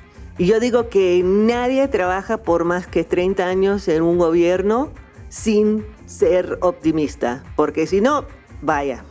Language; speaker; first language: Spanish; non-native, fluent; English